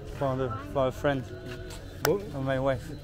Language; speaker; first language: English; non-native, fluent; French